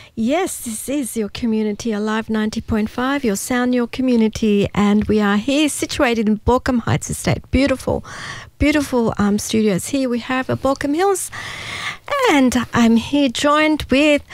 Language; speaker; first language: English; early bilingual, other home language; Italian